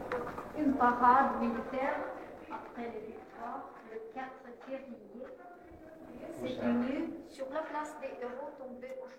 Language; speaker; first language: French; non-native, fluent; Russian